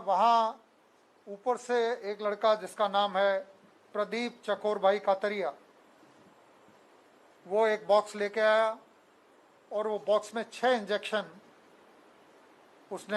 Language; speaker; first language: Hindi; non-native, local second language; Gujarati